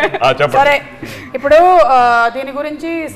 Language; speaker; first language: Telugu; native; Telugu